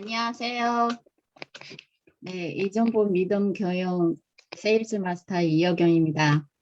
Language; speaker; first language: Korean; non-native, fluent; Chinese